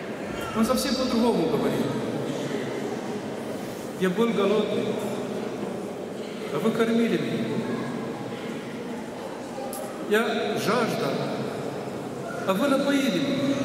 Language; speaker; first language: Russian; non-native, local second language; Ukrainian